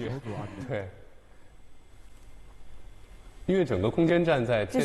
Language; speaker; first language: Chinese; native; Chinese